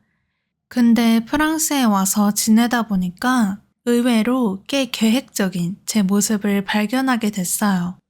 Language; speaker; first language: Korean; native; Korean